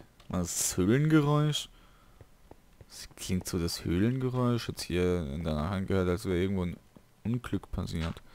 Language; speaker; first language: German; native; German